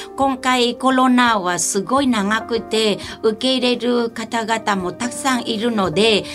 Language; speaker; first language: Japanese; non-native, fluent; Vietnamese